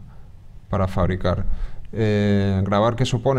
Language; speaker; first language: Spanish; native; Spanish